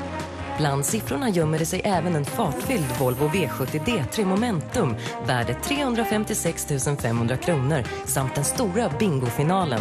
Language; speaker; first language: Swedish; native; Swedish